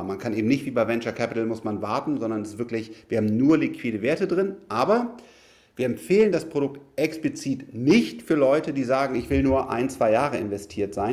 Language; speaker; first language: German; native; German